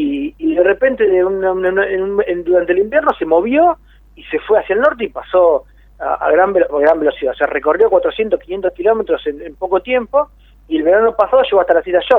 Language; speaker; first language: Spanish; native; Spanish